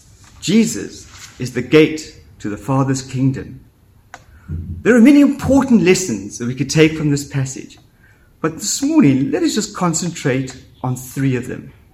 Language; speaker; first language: English; native; English